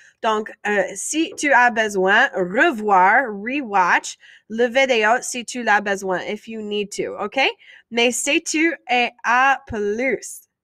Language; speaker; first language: French; non-native, fluent; English